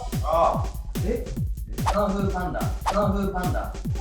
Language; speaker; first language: Japanese; native; Japanese